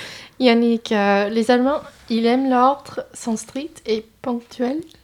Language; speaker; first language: French; non-native, fluent; English